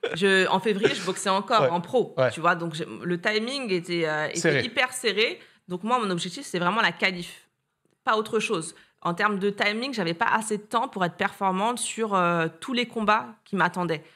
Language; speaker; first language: French; native; French